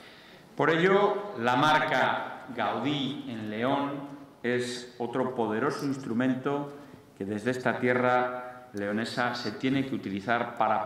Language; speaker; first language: Spanish; native; Spanish